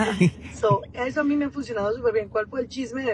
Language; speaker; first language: Spanish; native; Spanish